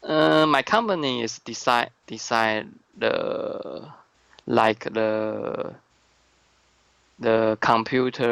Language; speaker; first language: English; non-native, learner; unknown